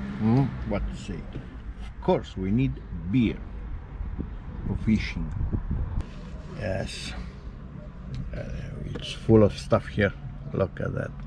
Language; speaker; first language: English; non-native, learner; Romanian